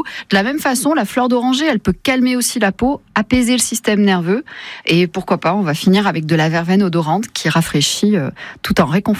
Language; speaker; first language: French; native; French